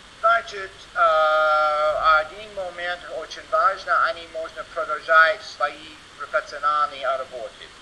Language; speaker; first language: Russian; non-native, learner; English